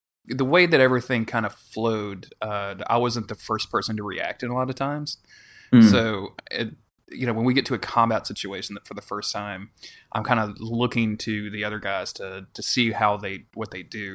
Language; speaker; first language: English; native; English